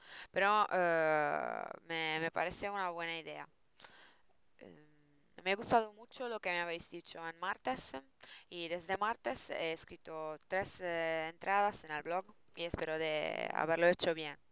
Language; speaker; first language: Spanish; non-native, learner; Italian